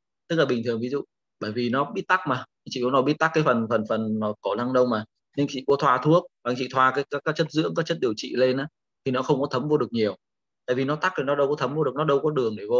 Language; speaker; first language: Vietnamese; native; Vietnamese